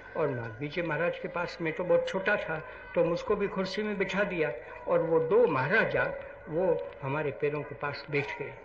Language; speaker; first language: Hindi; non-native, local second language; Gujarati